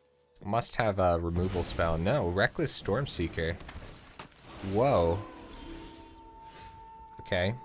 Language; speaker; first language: English; native; English